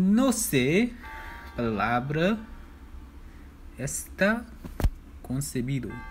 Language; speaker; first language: Spanish; non-native, learner; English